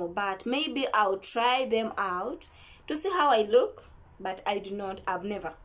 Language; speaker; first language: English; non-native, local second language; Ganda